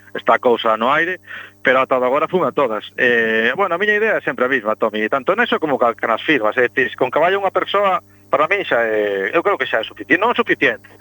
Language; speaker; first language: Galician; non-native, local second language; Spanish